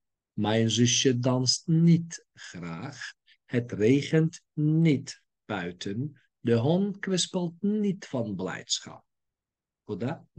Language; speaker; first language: Dutch; non-native, fluent; Turkish